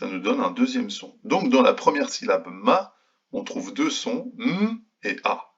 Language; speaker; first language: French; native; French